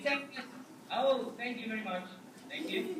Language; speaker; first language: English; non-native, fluent; Spanish